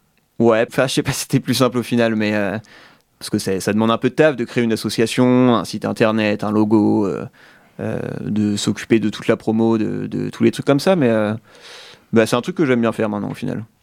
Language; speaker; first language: French; native; French